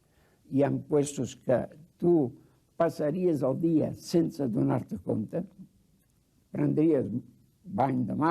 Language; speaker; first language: Catalan; early bilingual, heritage; Catalan